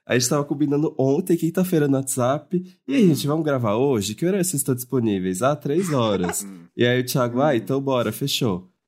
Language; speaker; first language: Portuguese; native; Portuguese